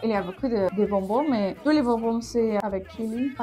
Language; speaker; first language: French; non-native, learner; Spanish